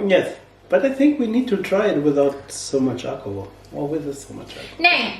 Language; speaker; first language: English; non-native, learner; German